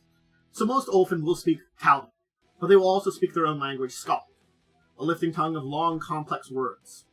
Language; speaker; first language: English; native; English